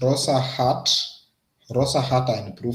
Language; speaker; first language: German; non-native, learner; Swahili